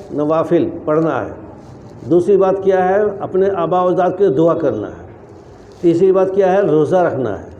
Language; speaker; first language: Urdu; native; Urdu